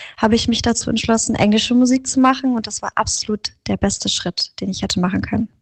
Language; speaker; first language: German; native; German